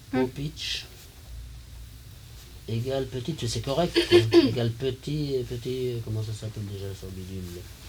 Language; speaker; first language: French; native; French